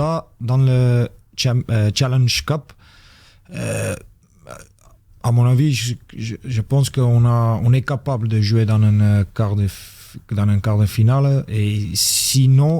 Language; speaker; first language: French; non-native, fluent; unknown